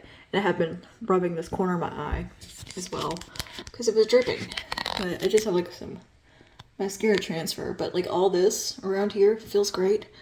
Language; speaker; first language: English; native; English